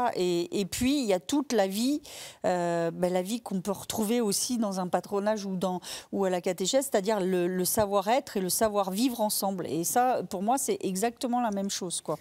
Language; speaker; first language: French; native; French